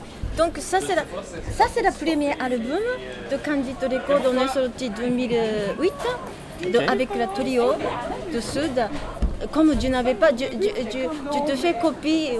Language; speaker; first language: French; non-native, learner; Japanese